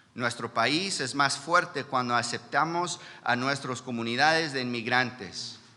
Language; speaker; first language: Spanish; early bilingual, heritage; Spanish